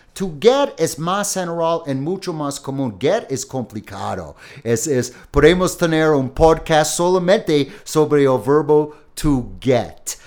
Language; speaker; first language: Spanish; non-native, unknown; English